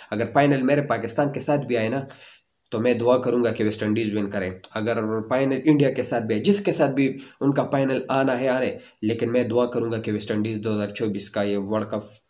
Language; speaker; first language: Urdu; native; Urdu